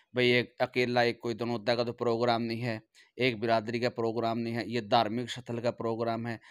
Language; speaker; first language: Hindi; native; Hindi